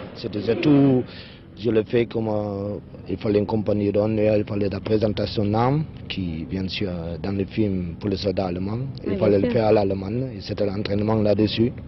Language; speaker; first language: French; non-native, fluent; German